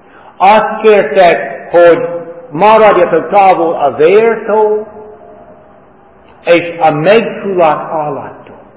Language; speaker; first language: Hungarian; non-native, fluent; English